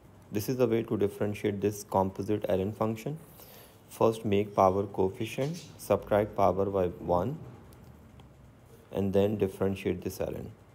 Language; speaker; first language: English; non-native, local second language; Urdu